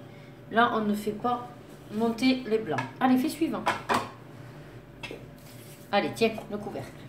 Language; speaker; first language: French; native; French